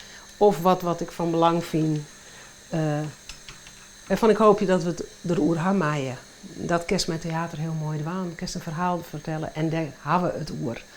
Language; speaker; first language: Dutch; non-native, local second language; Western Frisian